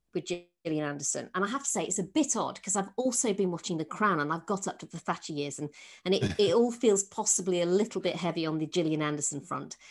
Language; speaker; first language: English; native; English